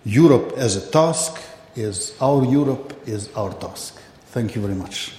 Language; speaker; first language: English; non-native, fluent; Albanian